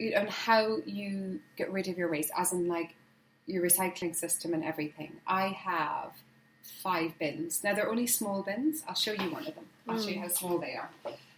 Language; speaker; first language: English; native; English